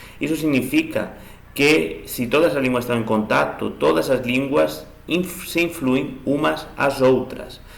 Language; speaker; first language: Portuguese; non-native, fluent; Spanish